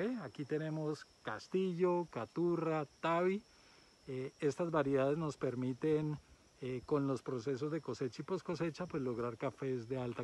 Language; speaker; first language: Spanish; native; Spanish